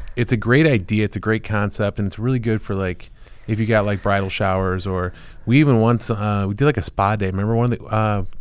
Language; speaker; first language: English; native; English